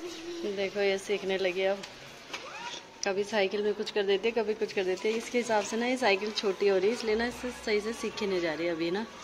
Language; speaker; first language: Hindi; native; Hindi